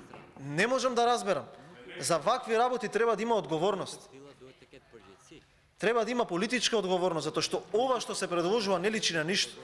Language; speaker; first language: Macedonian; native; Macedonian